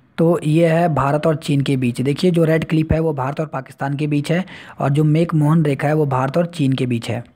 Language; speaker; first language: Hindi; native; Hindi